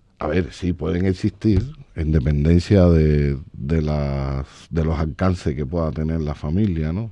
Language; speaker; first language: Spanish; native; Spanish